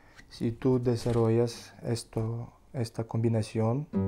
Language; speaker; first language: Spanish; non-native, learner; Russian